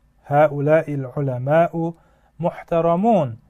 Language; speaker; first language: Arabic; non-native, fluent; Uzbek